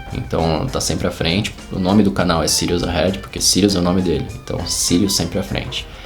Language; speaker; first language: Portuguese; native; Portuguese